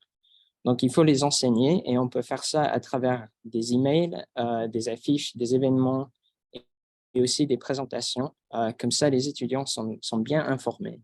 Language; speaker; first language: French; non-native, fluent; English